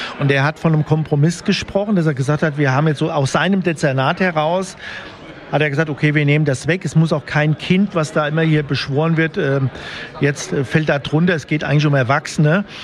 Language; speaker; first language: German; native; German